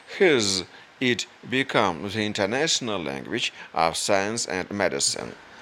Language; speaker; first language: English; non-native, fluent; Russian